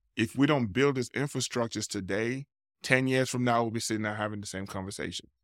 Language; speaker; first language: English; non-native, local second language; Yoruba